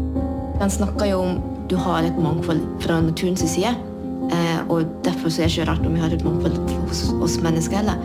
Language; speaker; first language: Norwegian; native; Norwegian